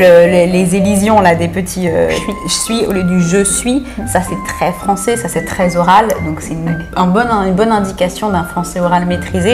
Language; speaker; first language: French; native; French